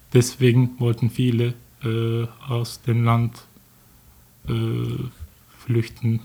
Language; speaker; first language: German; non-native, learner; Turkish